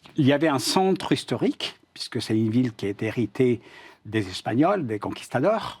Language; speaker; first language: French; non-native, fluent; Spanish